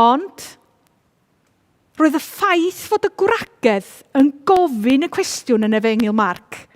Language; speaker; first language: Welsh; native; Welsh